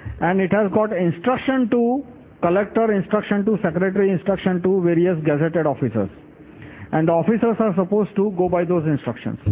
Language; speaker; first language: English; non-native, local second language; Gujarati